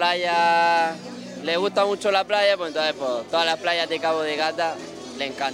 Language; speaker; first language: Spanish; native; Spanish